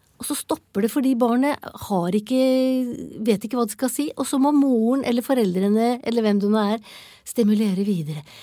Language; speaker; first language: Norwegian; native; Norwegian